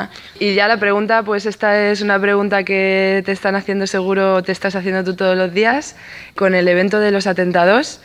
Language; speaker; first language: Spanish; native; Spanish